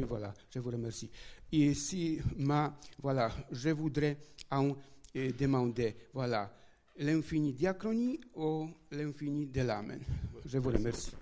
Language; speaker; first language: French; non-native, learner; Polish